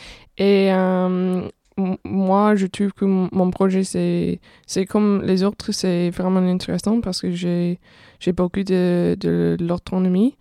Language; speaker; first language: French; non-native, fluent; English